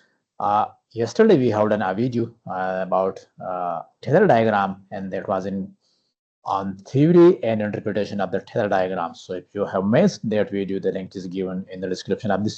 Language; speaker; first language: English; non-native, fluent; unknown